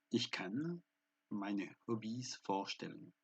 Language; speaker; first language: German; non-native, fluent; French